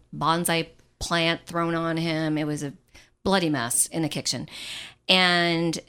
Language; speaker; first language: English; native; English